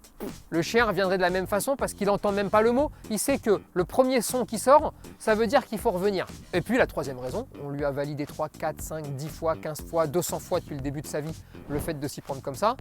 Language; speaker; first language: French; native; French